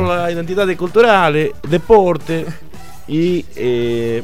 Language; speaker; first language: Spanish; native; Spanish